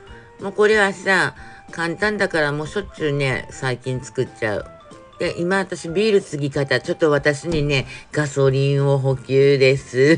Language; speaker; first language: Japanese; native; Japanese